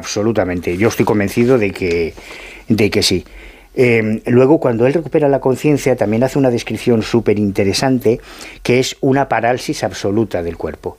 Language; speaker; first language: Spanish; native; Spanish